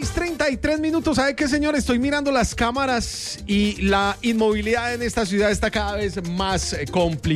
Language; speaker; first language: Spanish; native; Spanish